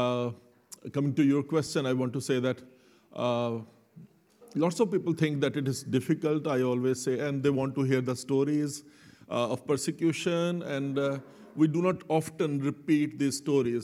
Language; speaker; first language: English; non-native, local second language; Urdu